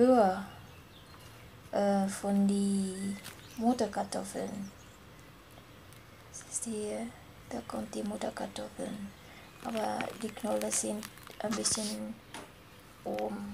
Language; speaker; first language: German; non-native, fluent; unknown